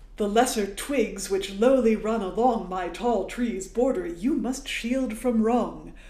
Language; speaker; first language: English; native; English